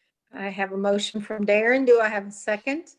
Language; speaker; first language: English; native; English